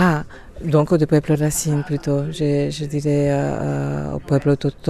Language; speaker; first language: French; non-native, fluent; Spanish